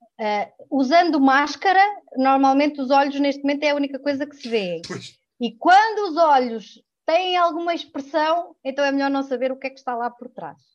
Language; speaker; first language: Portuguese; early bilingual, other home language; French